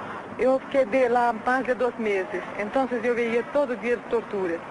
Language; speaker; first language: Spanish; non-native, learner; Portuguese